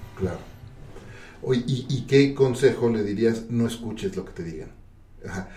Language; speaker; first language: Spanish; native; Spanish